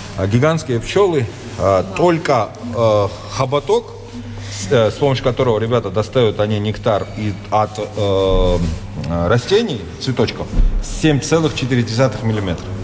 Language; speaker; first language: Russian; non-native, local second language; Georgian